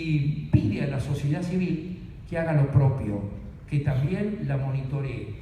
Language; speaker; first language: Spanish; native; Spanish